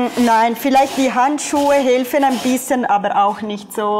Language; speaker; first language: German; non-native, fluent; Italian